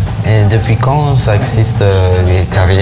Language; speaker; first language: French; non-native, learner; Spanish